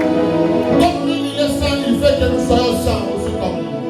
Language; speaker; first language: French; non-native, local second language; Lingala